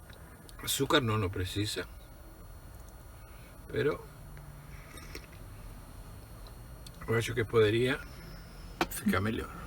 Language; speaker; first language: Portuguese; non-native, fluent; Spanish